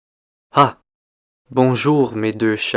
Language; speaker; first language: French; non-native, fluent; English